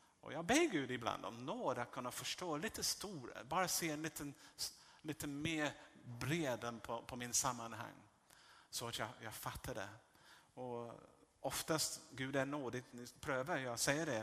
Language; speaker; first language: Swedish; non-native, fluent; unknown